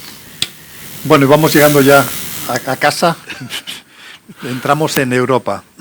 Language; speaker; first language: Spanish; native; Spanish